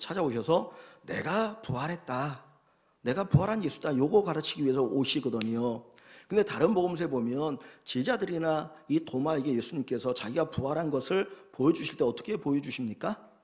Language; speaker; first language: Korean; native; Korean